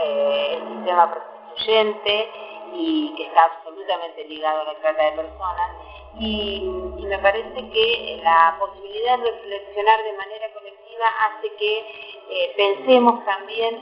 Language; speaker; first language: Spanish; native; Spanish